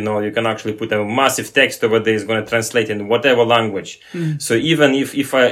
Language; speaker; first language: English; non-native, fluent; Lithuanian